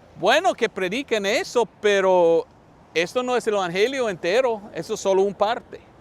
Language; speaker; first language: Spanish; non-native, fluent; English